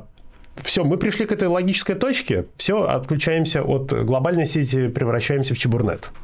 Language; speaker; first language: Russian; native; Russian